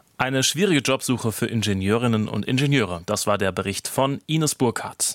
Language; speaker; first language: German; native; German